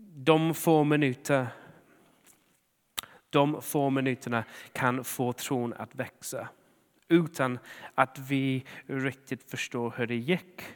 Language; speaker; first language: Swedish; non-native, fluent; English